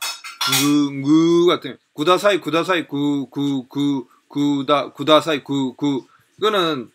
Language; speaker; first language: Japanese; non-native, fluent; Korean